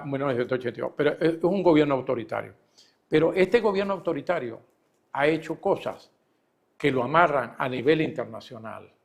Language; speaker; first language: Spanish; native; Spanish